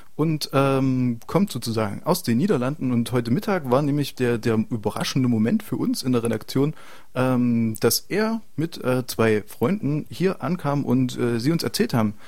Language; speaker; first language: German; native; German